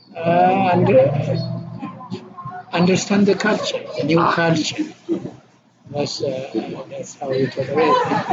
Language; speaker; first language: English; non-native, fluent; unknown